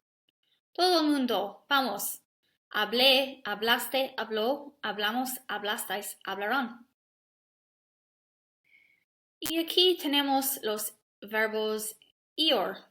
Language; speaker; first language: Spanish; non-native, learner; English